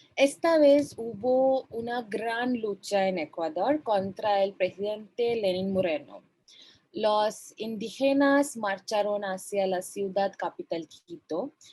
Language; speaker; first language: Spanish; non-native, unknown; Bangla